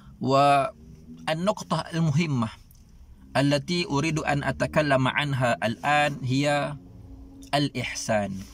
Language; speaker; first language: Arabic; non-native, fluent; Malay